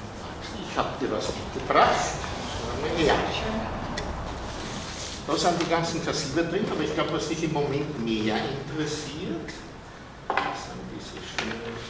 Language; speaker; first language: German; native; German